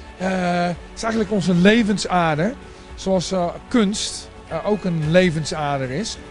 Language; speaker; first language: Dutch; native; Dutch